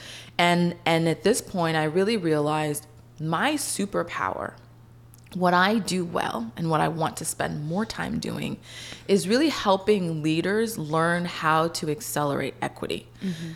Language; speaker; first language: English; native; English